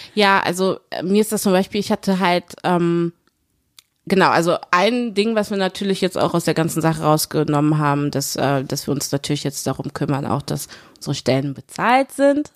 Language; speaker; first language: German; early bilingual, other home language; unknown